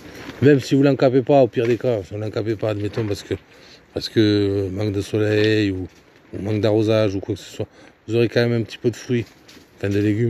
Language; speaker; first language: French; native; French